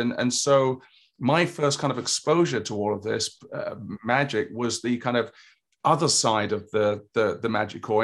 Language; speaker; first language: English; native; English